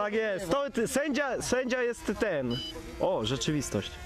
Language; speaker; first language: Polish; native; Polish